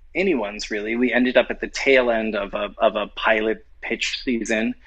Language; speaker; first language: English; native; English